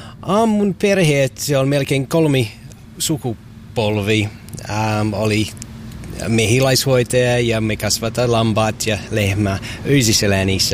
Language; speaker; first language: Finnish; non-native, learner; English